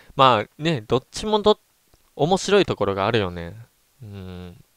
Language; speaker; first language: Japanese; native; Japanese